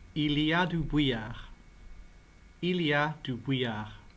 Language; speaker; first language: French; non-native, fluent; English